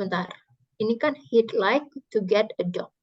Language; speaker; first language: Indonesian; native; Indonesian